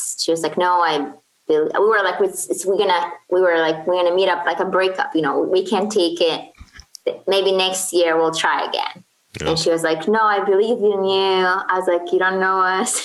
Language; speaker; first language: English; non-native, fluent; Arabic